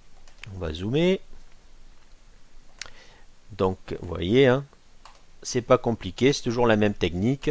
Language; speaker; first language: French; native; French